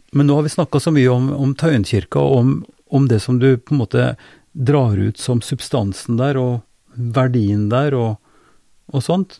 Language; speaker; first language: Norwegian; native; Norwegian